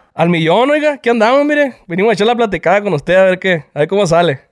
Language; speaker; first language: Spanish; native; Spanish